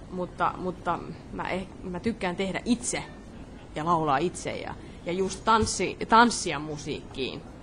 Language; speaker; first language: Finnish; non-native, fluent; Polish